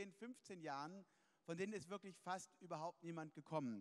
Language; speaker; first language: German; native; German